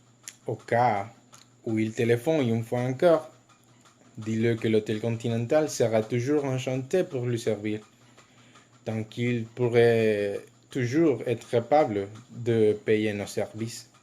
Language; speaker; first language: French; non-native, learner; Spanish